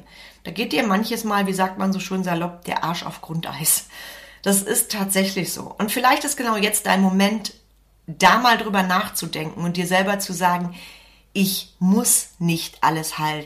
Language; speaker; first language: German; native; German